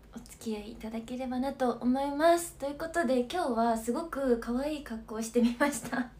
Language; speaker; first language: Japanese; native; Japanese